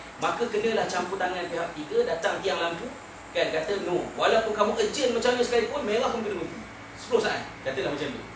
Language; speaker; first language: Malay; native; Malay